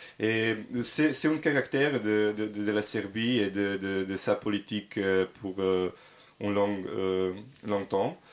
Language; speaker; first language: French; non-native, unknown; Serbian